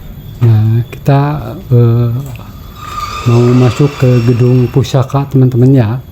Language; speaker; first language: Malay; non-native, local second language; Sundanese